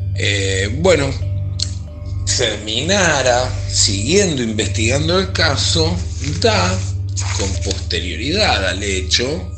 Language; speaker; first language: Spanish; native; Spanish